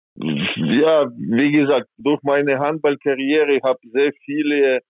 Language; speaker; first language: German; non-native, fluent; Ukrainian